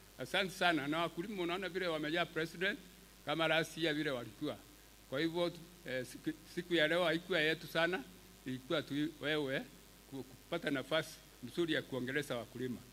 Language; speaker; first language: Swahili; non-native, local second language; Meru